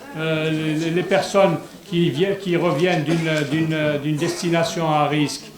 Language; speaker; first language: French; non-native, local second language; Arabic